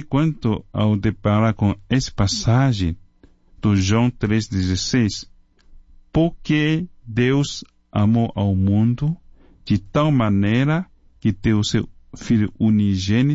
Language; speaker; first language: Portuguese; non-native, fluent; Chinese